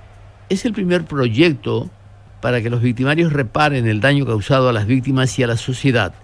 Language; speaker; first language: Spanish; native; Spanish